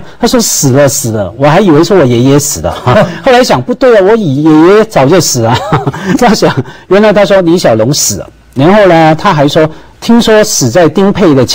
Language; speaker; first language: Chinese; non-native, local second language; Cantonese